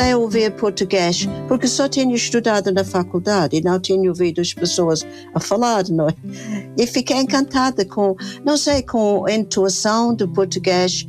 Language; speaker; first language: Portuguese; non-native, fluent; English